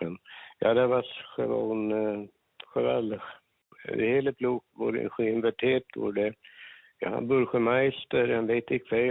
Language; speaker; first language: Dutch; non-native, fluent; Swedish